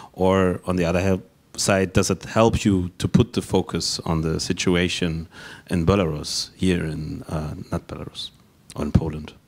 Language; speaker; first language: English; non-native, fluent; German